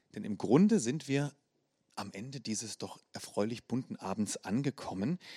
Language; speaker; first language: German; native; German